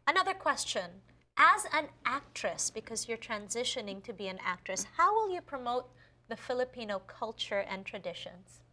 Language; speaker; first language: English; non-native, local second language; Filipino